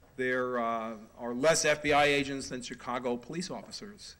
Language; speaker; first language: English; native; English